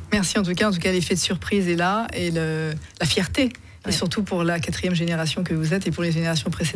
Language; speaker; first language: French; native; French